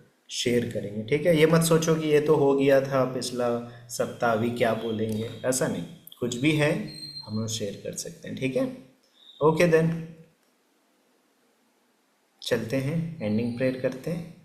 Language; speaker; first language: Hindi; native; Hindi